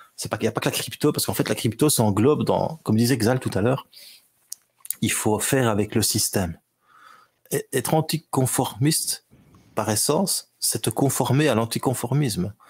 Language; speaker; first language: French; native; French